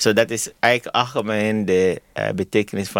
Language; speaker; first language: Dutch; non-native, learner; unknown